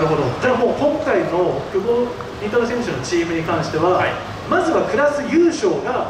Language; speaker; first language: Japanese; native; Japanese